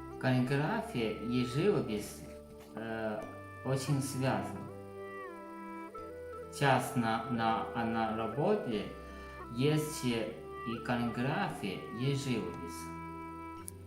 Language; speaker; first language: Russian; non-native, learner; Chinese